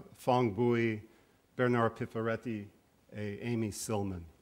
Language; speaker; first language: French; non-native, fluent; English